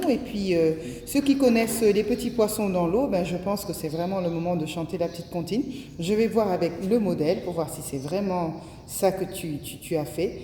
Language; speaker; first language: French; native; French